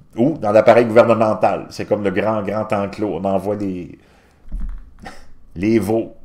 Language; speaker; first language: French; native; French